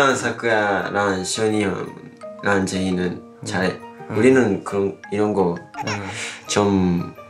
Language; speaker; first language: Korean; non-native, fluent; Japanese